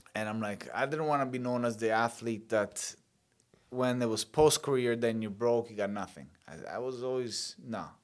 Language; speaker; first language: English; early bilingual, other home language; Italian